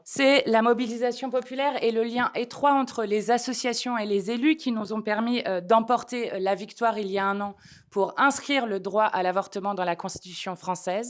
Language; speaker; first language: French; native; French